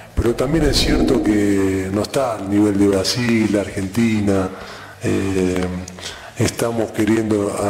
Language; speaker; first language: Spanish; native; Spanish